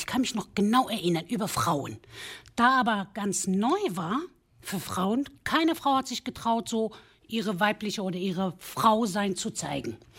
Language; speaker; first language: German; early bilingual, other home language; Kurdish